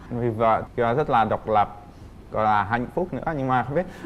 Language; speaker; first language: Vietnamese; non-native, fluent; Czech